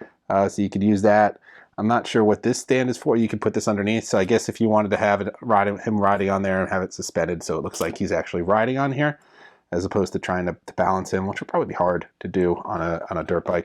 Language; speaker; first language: English; native; English